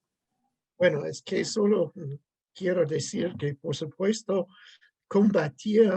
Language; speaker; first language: Spanish; non-native, fluent; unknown